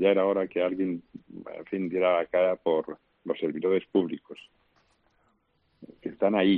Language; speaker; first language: Spanish; non-native, local second language; Catalan